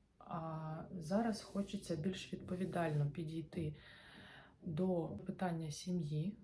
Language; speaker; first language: Ukrainian; non-native, local second language; Russian